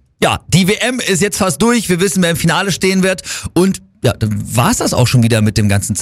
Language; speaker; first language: German; native; German